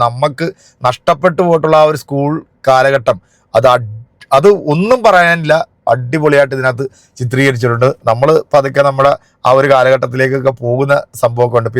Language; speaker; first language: Malayalam; native; Malayalam